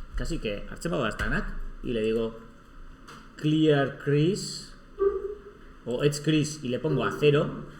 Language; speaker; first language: Spanish; native; Spanish